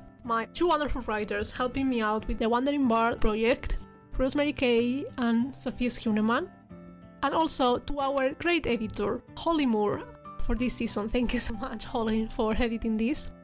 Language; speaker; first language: English; non-native, fluent; Spanish